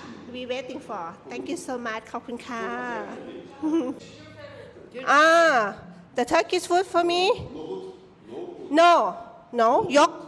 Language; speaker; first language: English; non-native, learner; Thai